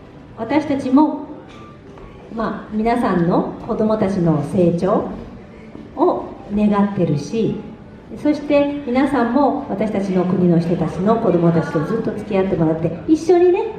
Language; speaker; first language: Japanese; native; Japanese